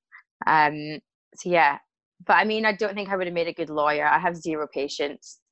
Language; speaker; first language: English; native; English